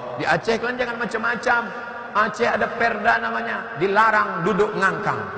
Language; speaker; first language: Indonesian; native; Indonesian